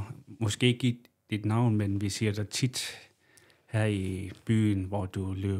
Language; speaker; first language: Danish; non-native, local second language; Kalaallisut